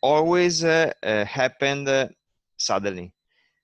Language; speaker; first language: English; non-native, learner; Italian